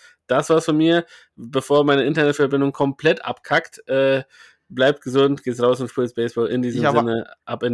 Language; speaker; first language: German; native; German